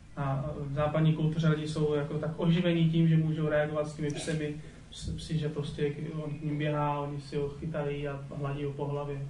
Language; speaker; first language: Czech; native; Czech